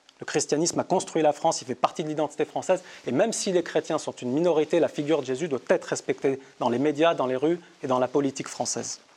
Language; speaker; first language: French; native; French